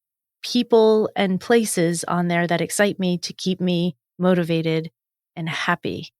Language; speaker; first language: English; native; English